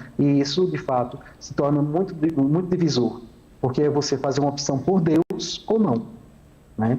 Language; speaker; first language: Portuguese; native; Portuguese